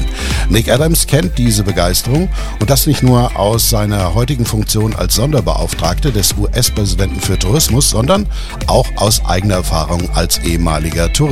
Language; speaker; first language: German; native; German